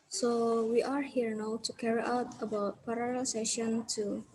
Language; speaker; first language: English; non-native, learner; Indonesian